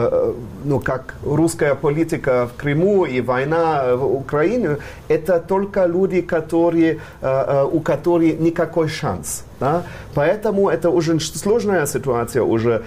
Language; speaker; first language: Russian; non-native, fluent; German